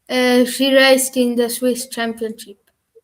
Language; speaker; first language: English; non-native, learner; German